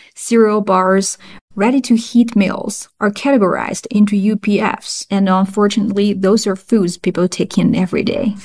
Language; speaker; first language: English; non-native, fluent; Chinese